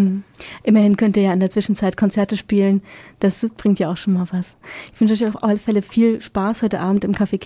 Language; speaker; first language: German; native; German